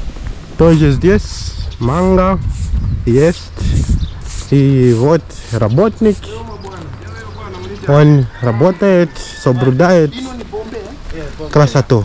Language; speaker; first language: Russian; non-native, fluent; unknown